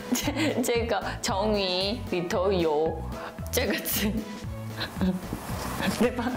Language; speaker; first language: Chinese; non-native, learner; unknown